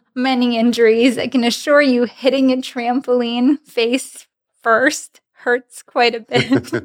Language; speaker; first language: English; non-native, fluent; Russian